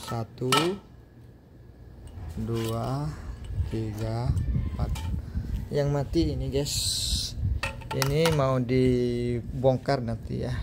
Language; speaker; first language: Indonesian; native; Indonesian